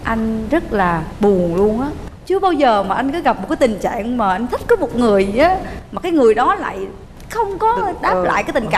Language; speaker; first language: Vietnamese; native; Vietnamese